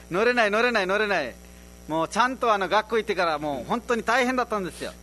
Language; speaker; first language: Japanese; non-native, fluent; Nepali